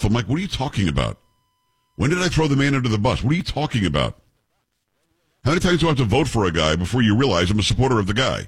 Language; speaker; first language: English; native; English